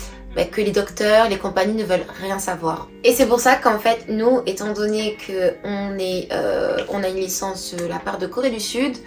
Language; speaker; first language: French; native; French